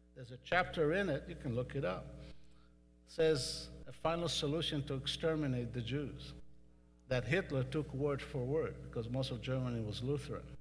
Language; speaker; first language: English; non-native, fluent; Hebrew